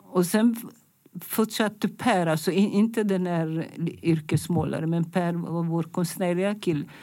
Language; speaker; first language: Swedish; non-native, fluent; Italian